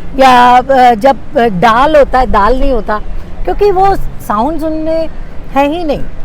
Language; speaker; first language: Hindi; native; Hindi